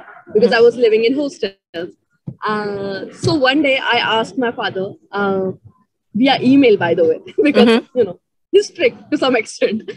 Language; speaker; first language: English; non-native, local second language; Marathi